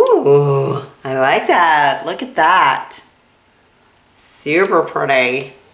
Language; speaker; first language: English; native; English